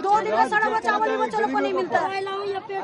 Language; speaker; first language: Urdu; non-native, local second language; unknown